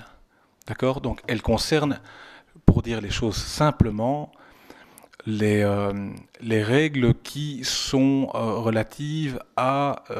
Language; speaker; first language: French; native; French